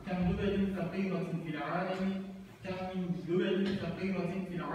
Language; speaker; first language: Arabic; non-native, learner; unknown